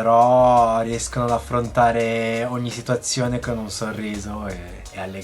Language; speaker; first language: Italian; early bilingual, other home language; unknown